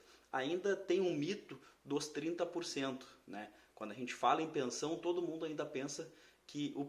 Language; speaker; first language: Portuguese; native; Portuguese